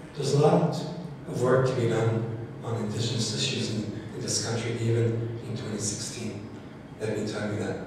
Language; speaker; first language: English; non-native, fluent; Cree